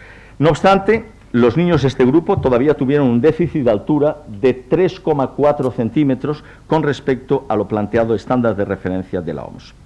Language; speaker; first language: Spanish; native; Spanish